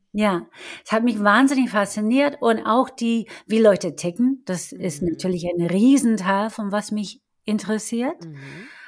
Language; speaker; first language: German; non-native, fluent; English